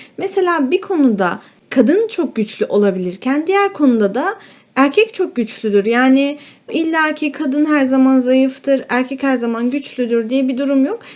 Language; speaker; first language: Turkish; native; Turkish